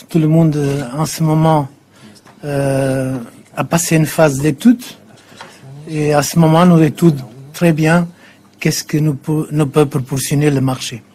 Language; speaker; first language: French; non-native, fluent; Portuguese